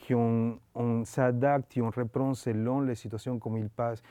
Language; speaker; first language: French; non-native, learner; Spanish